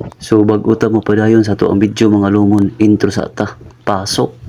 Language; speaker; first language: Cebuano; native; Cebuano